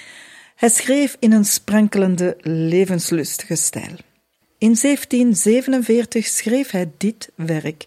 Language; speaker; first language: Dutch; native; Dutch